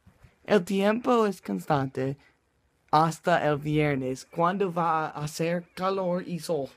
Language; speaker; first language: Spanish; non-native, learner; English